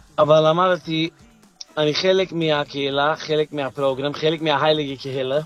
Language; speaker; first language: Hebrew; non-native, fluent; Yiddish